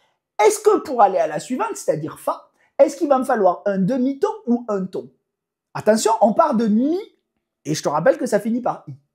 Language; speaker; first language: French; native; French